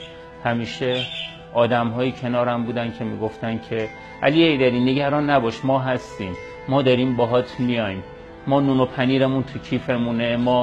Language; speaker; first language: Persian; native; Persian